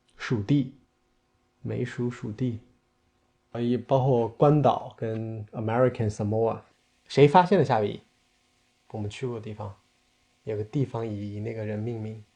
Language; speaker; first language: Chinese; native; Chinese